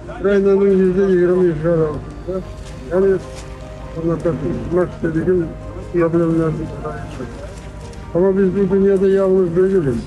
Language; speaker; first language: Turkish; non-native, learner; Crimean Tatar